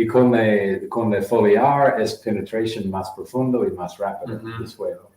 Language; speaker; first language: Spanish; non-native, learner; English